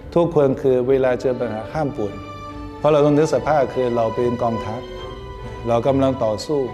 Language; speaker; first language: Thai; non-native, fluent; Chinese